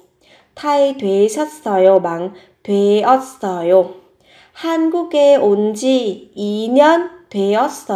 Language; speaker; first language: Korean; non-native, fluent; Vietnamese